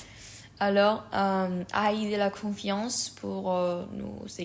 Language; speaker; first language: French; non-native, learner; Spanish